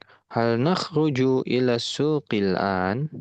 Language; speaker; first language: Arabic; non-native, fluent; Indonesian